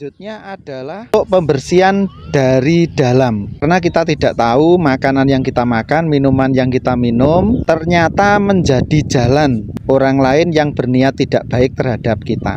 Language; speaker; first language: Indonesian; native; Indonesian